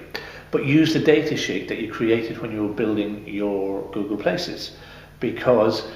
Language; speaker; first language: English; native; English